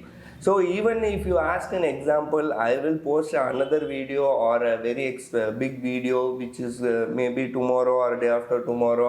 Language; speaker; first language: English; non-native, local second language; Tamil